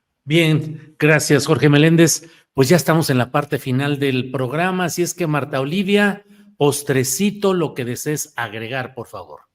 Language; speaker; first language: Spanish; native; Spanish